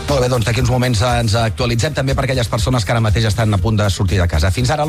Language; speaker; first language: Catalan; native; Catalan